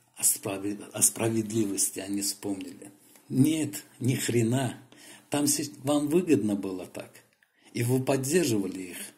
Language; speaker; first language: Russian; non-native, local second language; Azerbaijani